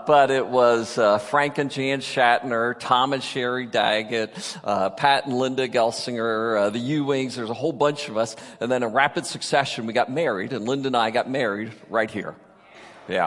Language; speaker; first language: English; native; English